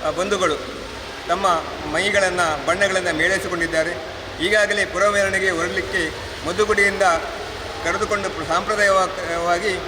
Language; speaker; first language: Kannada; non-native, local second language; Konkani